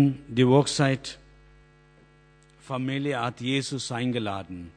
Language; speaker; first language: German; non-native, learner; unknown